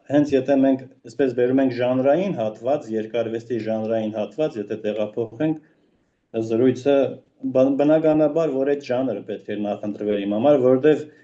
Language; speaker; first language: Armenian; native; Armenian